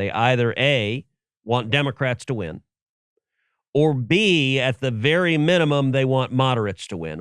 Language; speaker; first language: English; native; English